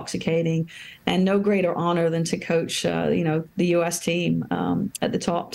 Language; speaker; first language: English; native; English